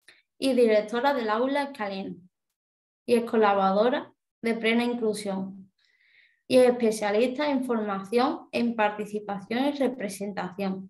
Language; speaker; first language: Spanish; native; Spanish